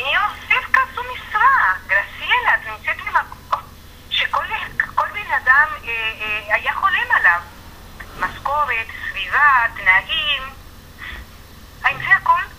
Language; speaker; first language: Hebrew; non-native, fluent; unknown